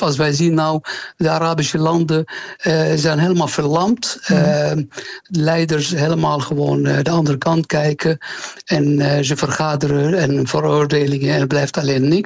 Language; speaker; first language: Dutch; non-native, fluent; Arabic